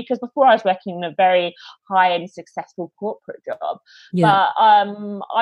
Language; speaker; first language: English; native; English